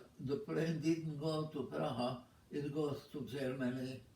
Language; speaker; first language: English; non-native, fluent; Czech